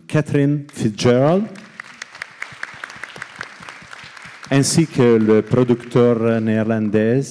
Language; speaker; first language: French; non-native, learner; Italian